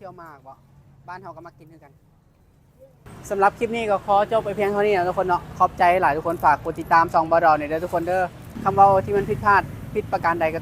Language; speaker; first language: Thai; non-native, local second language; Northeastern Thai